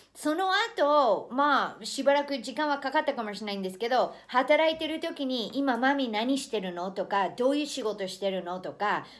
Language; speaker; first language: Japanese; non-native, fluent; English